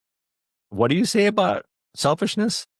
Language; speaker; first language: English; native; English